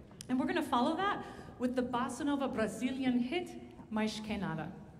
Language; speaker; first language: English; early bilingual, other home language; Spanish